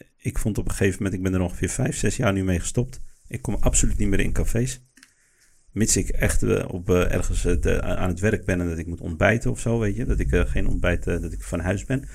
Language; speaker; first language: Dutch; early bilingual, other home language; Arabic